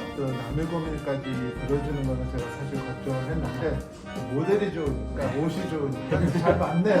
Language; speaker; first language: Korean; native; Korean